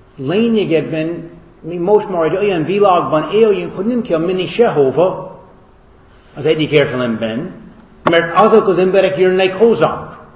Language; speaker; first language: Hungarian; non-native, fluent; English